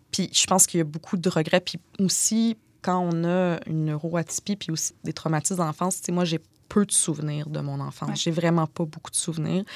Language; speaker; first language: French; native; French